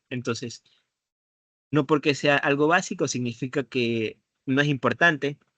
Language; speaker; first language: Spanish; native; Spanish